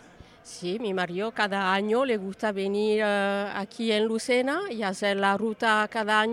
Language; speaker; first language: Spanish; early bilingual, other home language; French